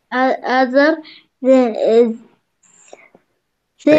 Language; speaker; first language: English; non-native, learner; Arabic